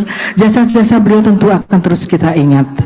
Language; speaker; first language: Indonesian; native; Indonesian